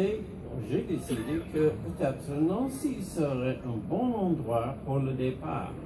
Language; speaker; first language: French; non-native, fluent; English